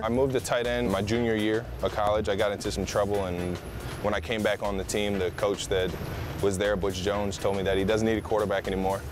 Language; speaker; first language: English; native; English